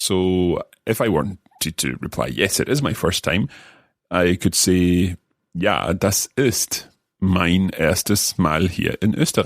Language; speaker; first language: German; non-native, learner; English